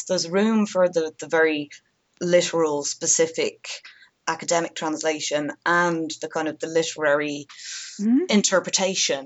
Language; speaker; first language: English; native; English